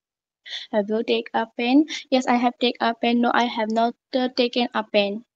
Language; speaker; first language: English; non-native, learner; Bangla